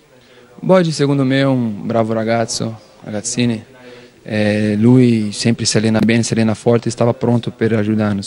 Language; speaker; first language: Italian; non-native, learner; Portuguese